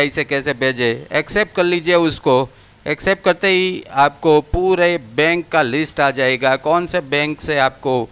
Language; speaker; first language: Hindi; non-native, local second language; Gujarati